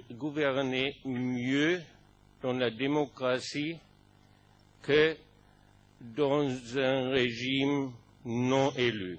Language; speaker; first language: French; non-native, fluent; German